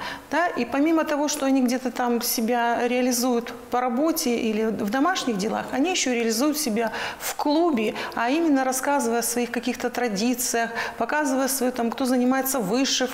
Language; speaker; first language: Russian; native; Russian